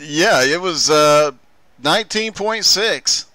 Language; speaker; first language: English; native; English